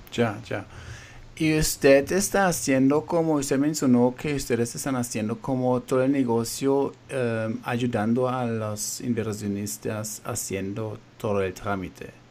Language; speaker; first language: Spanish; non-native, fluent; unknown